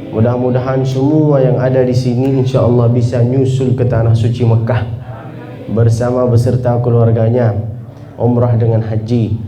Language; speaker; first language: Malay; non-native, fluent; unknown